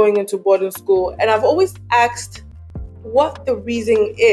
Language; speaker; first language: English; non-native, local second language; Akan